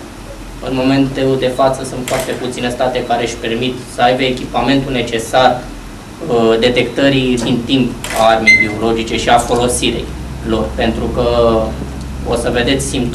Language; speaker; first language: Romanian; native; Romanian